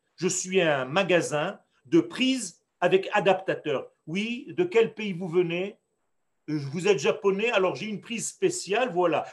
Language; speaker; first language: French; non-native, fluent; Hebrew